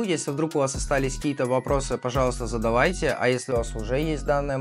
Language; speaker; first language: Russian; native; Russian